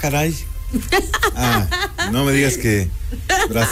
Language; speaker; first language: Spanish; native; Spanish